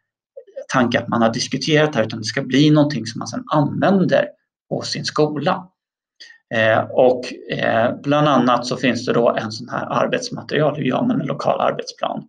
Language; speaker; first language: Swedish; native; Swedish